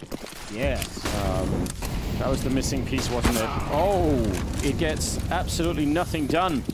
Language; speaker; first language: English; native; English